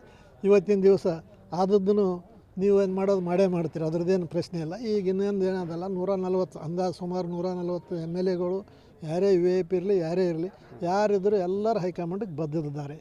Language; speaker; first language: Kannada; native; Kannada